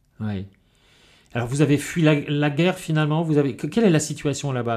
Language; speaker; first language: French; native; French